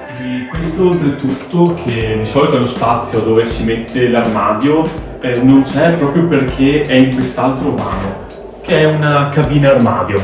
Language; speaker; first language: Italian; native; Italian